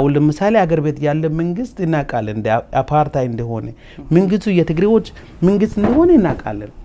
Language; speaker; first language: Amharic; non-native, local second language; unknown